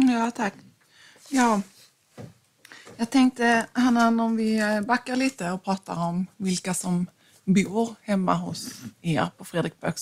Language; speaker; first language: Swedish; native; Swedish